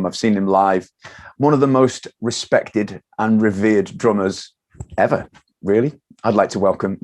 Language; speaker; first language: English; native; English